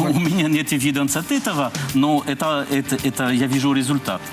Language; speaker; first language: Russian; non-native, learner; French